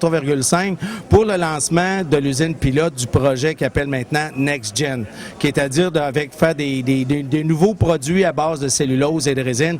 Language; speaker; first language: French; native; French